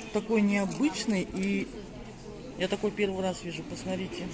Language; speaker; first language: Russian; native; Russian